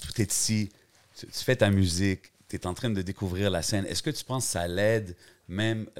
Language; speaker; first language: French; native; French